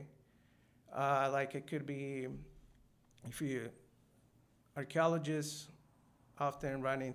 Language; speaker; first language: English; non-native, fluent; Spanish